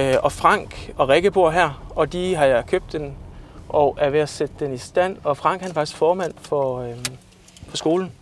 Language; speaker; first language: Danish; native; Danish